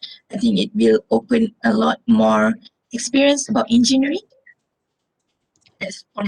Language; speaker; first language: English; non-native, local second language; Malay